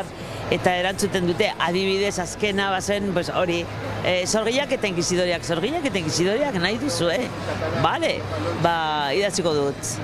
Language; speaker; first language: Basque; non-native, fluent; Spanish